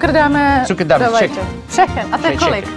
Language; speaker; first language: Czech; native; Czech